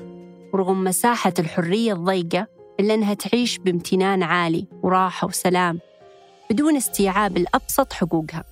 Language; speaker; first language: Arabic; native; Arabic